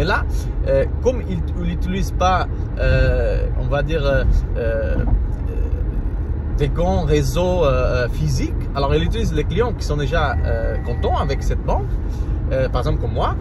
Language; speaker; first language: French; non-native, learner; Portuguese